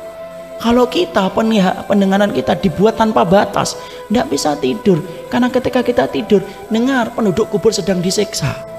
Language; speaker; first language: Indonesian; native; Indonesian